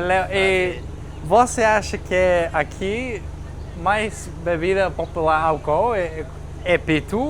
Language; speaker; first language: Portuguese; non-native, learner; English